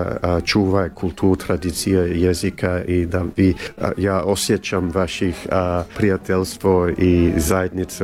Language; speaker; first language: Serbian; early bilingual, heritage; Serbian